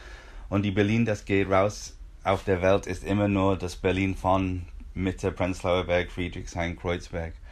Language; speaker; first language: German; non-native, fluent; English